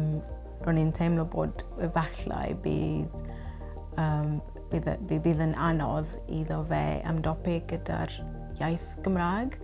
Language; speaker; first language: Welsh; non-native, local second language; English